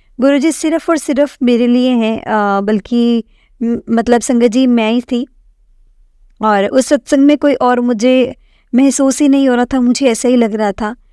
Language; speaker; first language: Hindi; native; Hindi